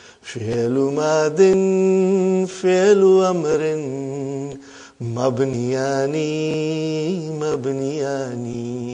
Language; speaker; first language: Arabic; non-native, fluent; English